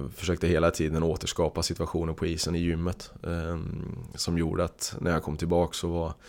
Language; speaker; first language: Swedish; native; Swedish